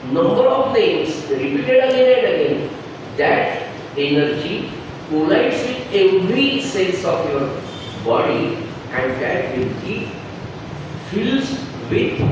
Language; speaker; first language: English; non-native, local second language; Marathi